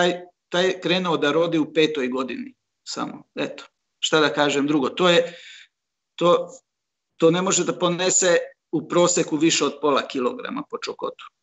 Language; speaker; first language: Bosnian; non-native, local second language; Hungarian